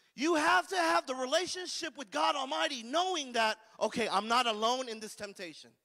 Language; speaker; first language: English; native; English